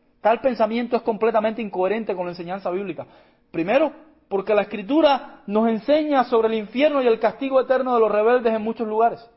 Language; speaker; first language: Spanish; native; Spanish